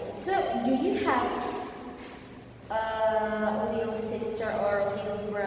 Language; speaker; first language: English; non-native, fluent; Indonesian